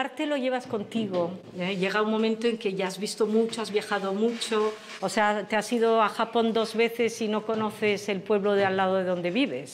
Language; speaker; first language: Spanish; non-native, fluent; French